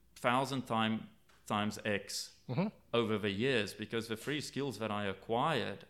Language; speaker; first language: English; native; English